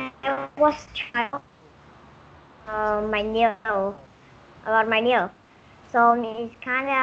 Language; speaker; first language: English; non-native, learner; Vietnamese